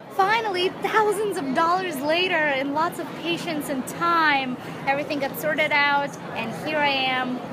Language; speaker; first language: English; non-native, fluent; Russian